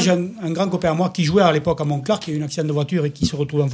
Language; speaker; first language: French; native; French